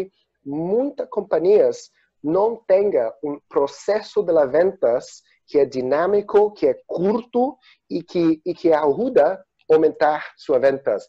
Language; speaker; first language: Spanish; non-native, learner; Portuguese